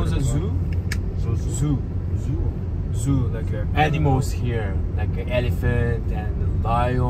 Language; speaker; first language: English; non-native, learner; Uyghur